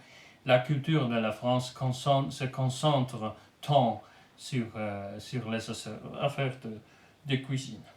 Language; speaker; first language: French; non-native, learner; Polish